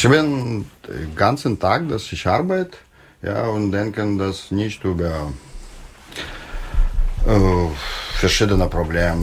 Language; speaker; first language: German; non-native, learner; Russian